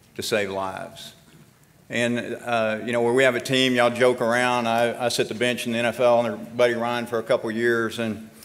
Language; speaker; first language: English; native; English